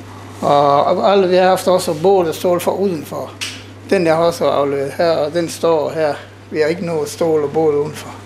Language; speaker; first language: Danish; non-native, learner; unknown